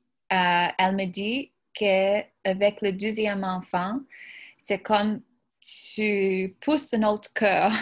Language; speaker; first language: French; non-native, learner; English